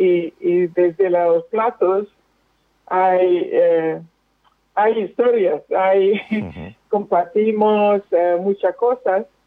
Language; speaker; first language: Spanish; non-native, fluent; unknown